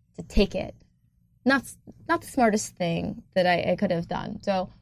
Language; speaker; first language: English; native; English